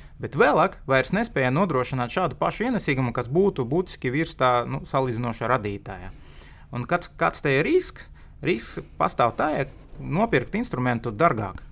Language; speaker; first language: Latvian; non-native, local second language; Russian